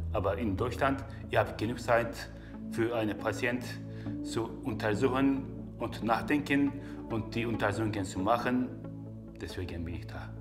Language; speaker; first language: German; non-native, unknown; Turkish